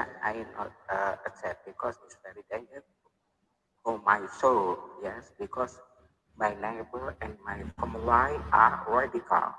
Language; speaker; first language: English; non-native, learner; Indonesian